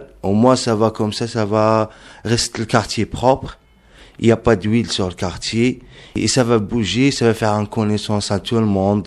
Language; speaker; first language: French; non-native, learner; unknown